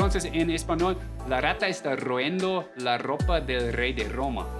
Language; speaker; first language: Spanish; non-native, fluent; German